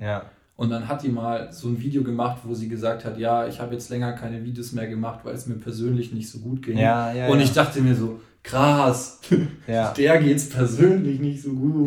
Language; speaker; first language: German; native; German